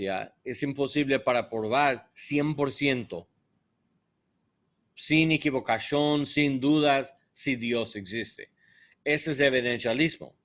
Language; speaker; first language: Spanish; non-native, learner; English